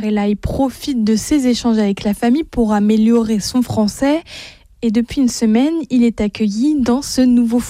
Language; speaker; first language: French; native; French